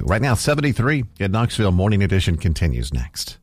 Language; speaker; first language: English; native; English